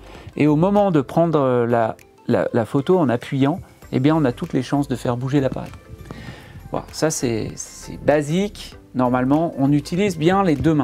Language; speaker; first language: French; native; French